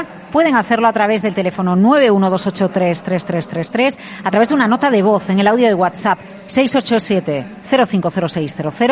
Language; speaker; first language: Spanish; native; Spanish